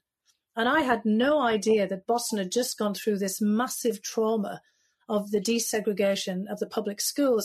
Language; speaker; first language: English; native; English